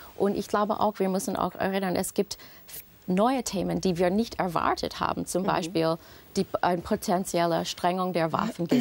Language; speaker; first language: German; non-native, fluent; English